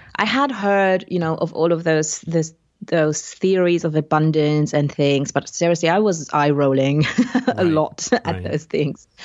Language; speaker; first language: English; non-native, fluent; Luxembourgish